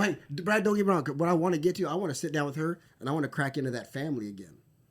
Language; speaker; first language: English; native; English